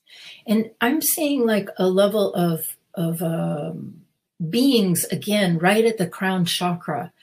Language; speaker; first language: English; native; English